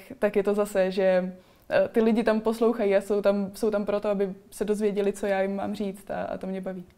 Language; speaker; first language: Czech; native; Czech